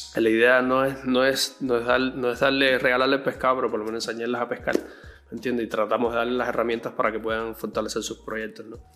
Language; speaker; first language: Spanish; native; Spanish